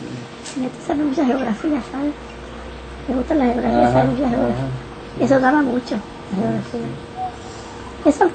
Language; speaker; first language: Spanish; native; Spanish